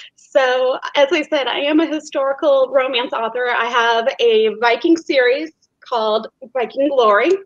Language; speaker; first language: English; native; English